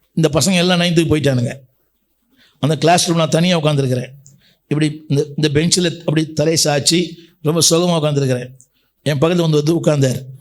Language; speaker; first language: Tamil; native; Tamil